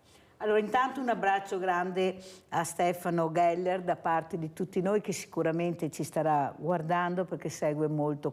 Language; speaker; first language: Italian; native; Italian